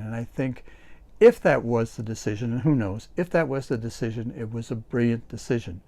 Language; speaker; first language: English; native; English